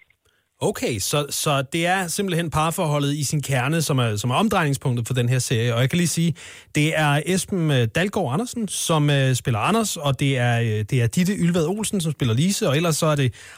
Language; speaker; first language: Danish; native; Danish